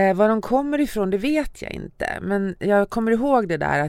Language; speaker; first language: Swedish; native; Swedish